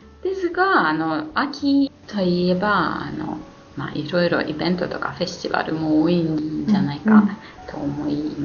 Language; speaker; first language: Japanese; non-native, fluent; Ukrainian